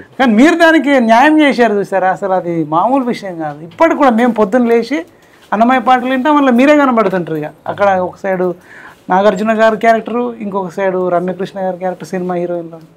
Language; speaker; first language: Telugu; native; Telugu